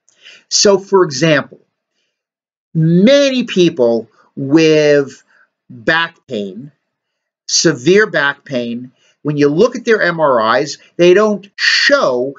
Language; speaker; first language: English; native; English